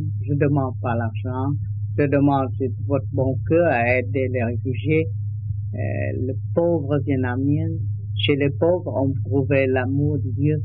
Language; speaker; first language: French; non-native, learner; Vietnamese